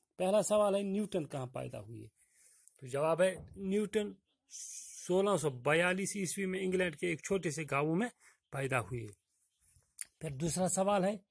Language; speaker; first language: Urdu; non-native, local second language; Kashmiri